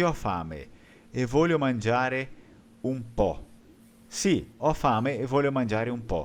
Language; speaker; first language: Italian; non-native, fluent; Portuguese